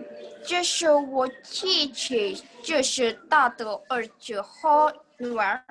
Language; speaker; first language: Chinese; non-native, learner; Indonesian